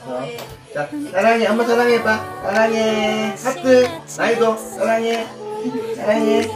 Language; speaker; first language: Korean; native; Korean